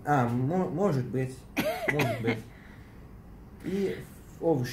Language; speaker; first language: Russian; early bilingual, heritage; Turkish